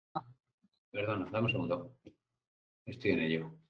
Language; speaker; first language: Spanish; native; Spanish